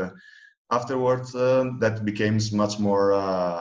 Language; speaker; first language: English; non-native, fluent; Italian